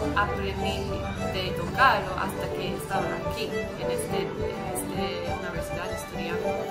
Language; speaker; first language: Spanish; early bilingual, heritage; English